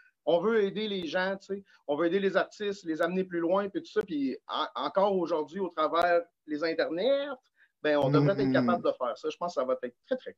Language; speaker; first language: French; native; French